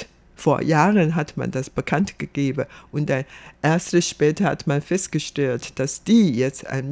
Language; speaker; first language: German; non-native, fluent; Chinese